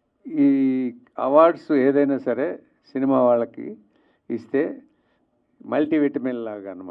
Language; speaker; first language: Telugu; native; Telugu